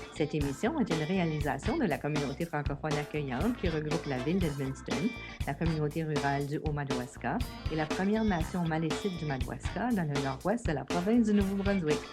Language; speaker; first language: French; native; French